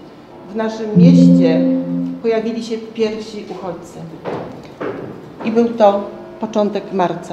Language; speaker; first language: Polish; native; Polish